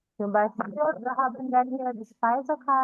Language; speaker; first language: German; non-native, fluent; Indonesian